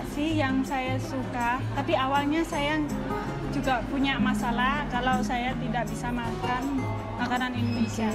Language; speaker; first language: Indonesian; non-native, fluent; Khmer